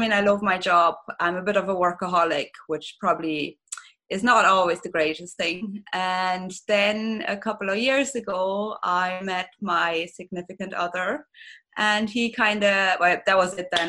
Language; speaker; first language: English; non-native, fluent; German